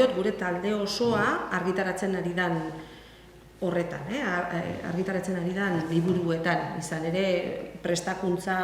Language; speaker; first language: Basque; native; Basque